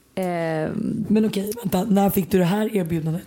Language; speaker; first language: Swedish; native; Swedish